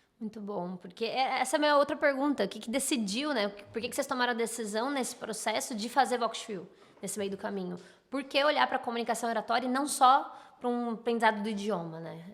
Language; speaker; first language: Portuguese; native; Portuguese